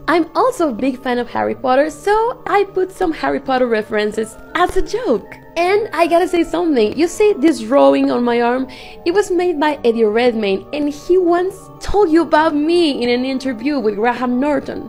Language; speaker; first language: English; non-native, fluent; Spanish